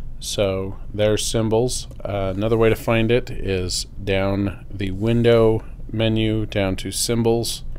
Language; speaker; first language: English; native; English